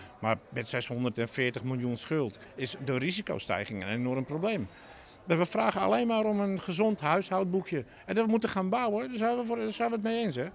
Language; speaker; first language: Dutch; native; Dutch